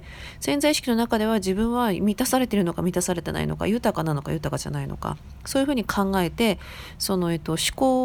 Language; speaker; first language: Japanese; native; Japanese